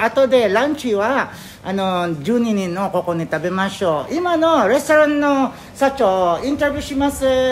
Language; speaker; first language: Japanese; non-native, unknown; Filipino